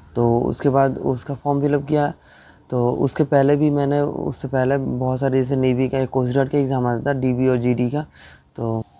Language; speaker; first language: Hindi; non-native, local second language; Bangla